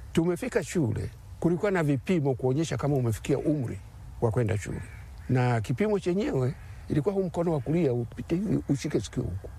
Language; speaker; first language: Swahili; non-native, local second language; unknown